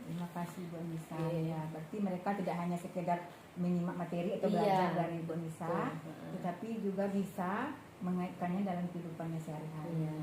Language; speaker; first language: Indonesian; native; Indonesian